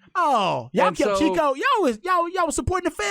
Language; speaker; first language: English; native; English